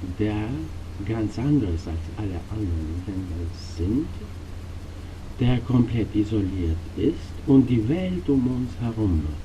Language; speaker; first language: German; non-native, fluent; Albanian